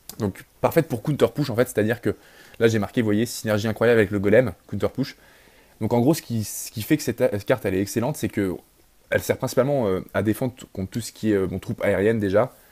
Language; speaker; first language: French; native; French